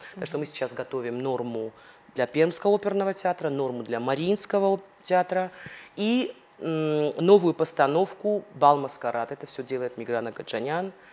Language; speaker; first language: Russian; non-native, local second language; Ossetic